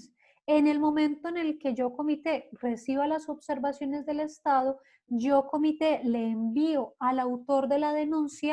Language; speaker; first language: Spanish; native; Spanish